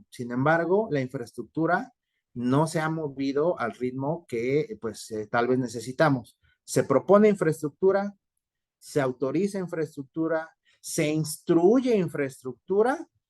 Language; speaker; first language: Spanish; native; Spanish